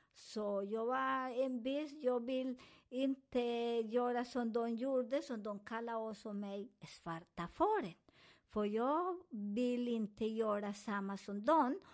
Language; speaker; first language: Swedish; non-native, learner; Spanish